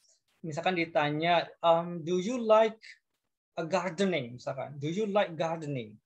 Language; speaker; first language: English; non-native, fluent; Indonesian